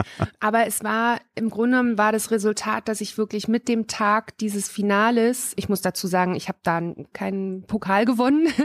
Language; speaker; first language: German; native; German